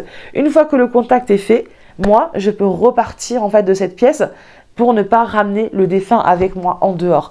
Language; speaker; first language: French; native; French